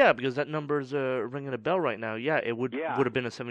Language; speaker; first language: English; native; English